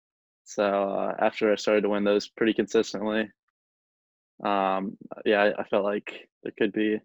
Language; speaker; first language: English; native; English